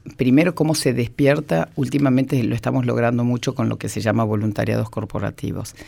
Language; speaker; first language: Spanish; native; Spanish